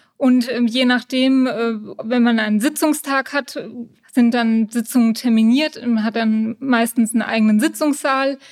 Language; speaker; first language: German; native; German